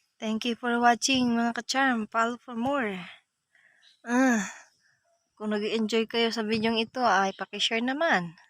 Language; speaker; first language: Filipino; native; Filipino